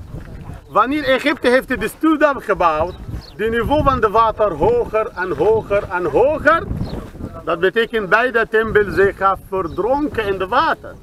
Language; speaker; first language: Dutch; non-native, learner; Arabic